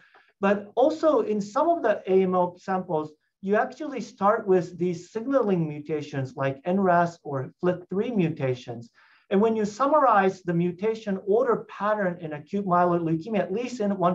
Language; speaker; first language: English; non-native, fluent; Japanese